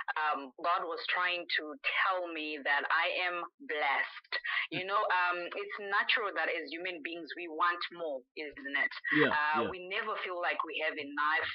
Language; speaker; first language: English; non-native, local second language; Shona